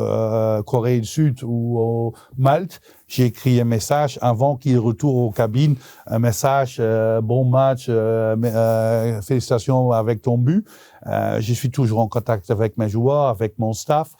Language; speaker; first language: French; non-native, local second language; Dutch